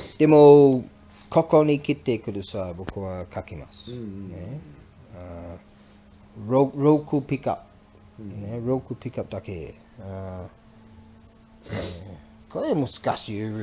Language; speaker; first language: Japanese; non-native, learner; English